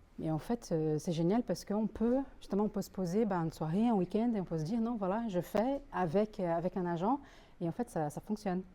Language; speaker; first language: French; non-native, fluent; Portuguese